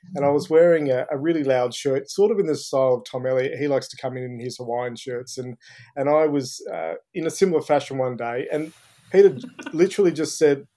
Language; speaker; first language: English; native; English